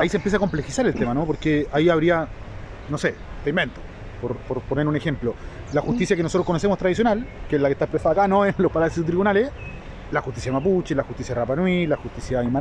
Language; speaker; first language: Spanish; native; Spanish